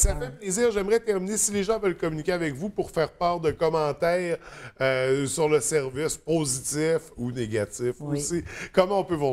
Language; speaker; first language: French; native; French